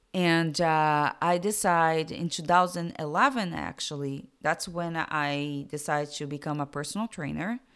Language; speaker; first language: English; non-native, fluent; Portuguese